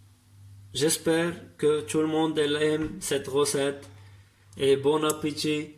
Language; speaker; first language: French; non-native, learner; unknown